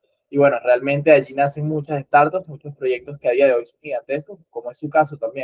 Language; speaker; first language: Spanish; native; Spanish